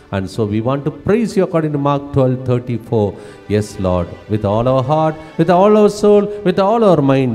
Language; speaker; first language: English; non-native, local second language; Telugu